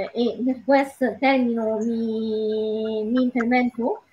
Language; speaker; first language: Spanish; non-native, learner; Italian